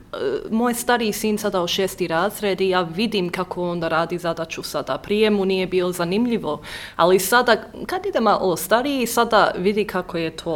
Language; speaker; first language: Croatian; early bilingual, heritage; Croatian